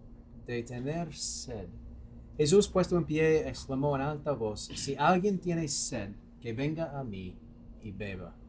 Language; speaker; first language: Spanish; non-native, fluent; English